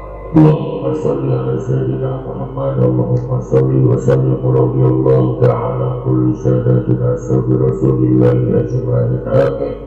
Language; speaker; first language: Arabic; non-native, fluent; Sundanese